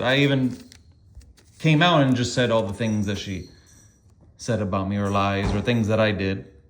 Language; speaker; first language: English; native; English